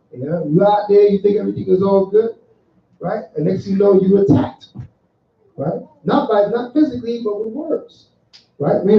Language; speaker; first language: English; native; English